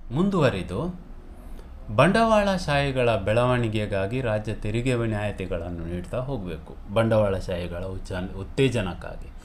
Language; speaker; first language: Kannada; non-native, local second language; Konkani